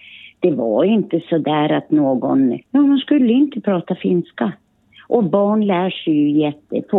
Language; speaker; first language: Swedish; early bilingual, other home language; Finnish